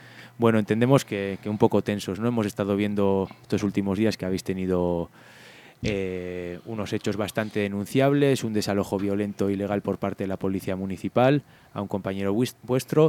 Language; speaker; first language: Spanish; native; Spanish